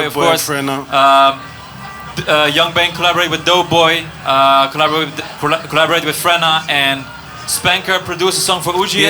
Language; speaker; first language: English; non-native, fluent; Dutch